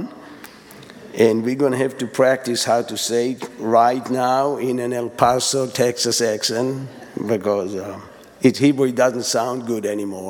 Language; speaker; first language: English; non-native, fluent; Hebrew